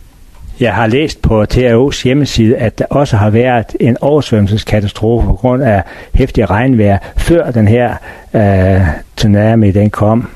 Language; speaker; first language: Danish; native; Danish